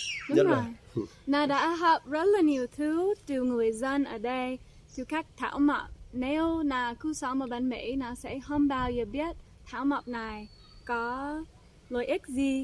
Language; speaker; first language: Vietnamese; non-native, fluent; English